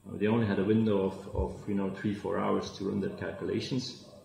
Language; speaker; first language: English; non-native, fluent; Dutch